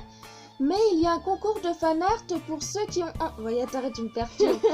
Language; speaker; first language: French; native; French